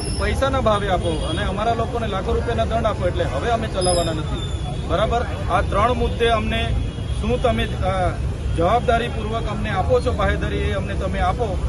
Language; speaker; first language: Gujarati; non-native, local second language; Vasavi